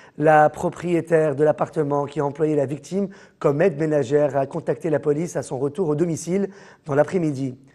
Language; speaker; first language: French; non-native, local second language; Arabic